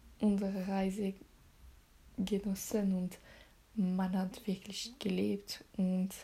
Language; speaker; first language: German; non-native, learner; French